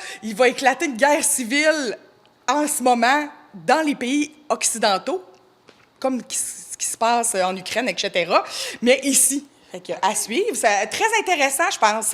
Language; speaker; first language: French; native; French